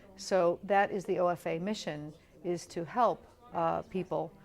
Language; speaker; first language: English; native; English